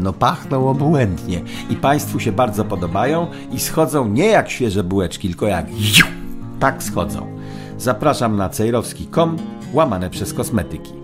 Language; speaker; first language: Polish; native; Polish